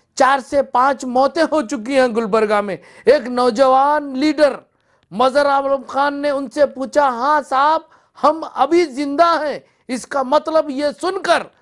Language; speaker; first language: Hindi; non-native, local second language; Urdu